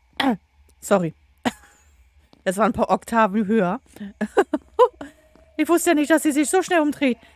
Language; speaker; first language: German; native; German